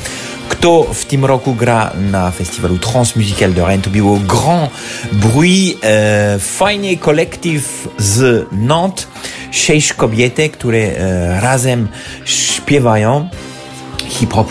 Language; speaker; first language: Polish; non-native, fluent; French